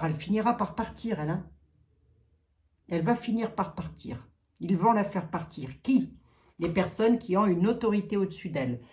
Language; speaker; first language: French; native; French